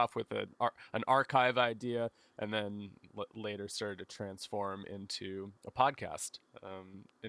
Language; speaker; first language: English; native; English